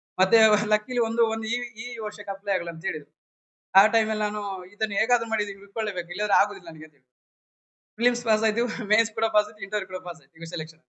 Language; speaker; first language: Kannada; native; Kannada